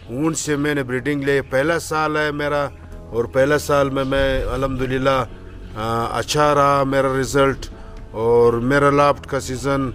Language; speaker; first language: Urdu; non-native, local second language; Pashto